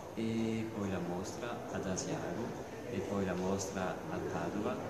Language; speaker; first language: Italian; non-native, fluent; French